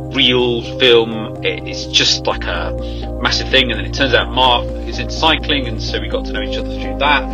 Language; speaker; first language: English; native; English